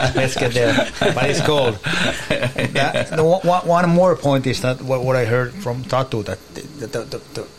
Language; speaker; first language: English; non-native, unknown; Finnish